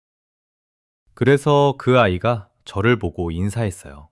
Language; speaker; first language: Korean; non-native, fluent; English